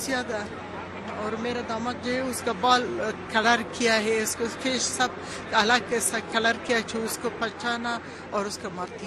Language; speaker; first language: Hindi; non-native, learner; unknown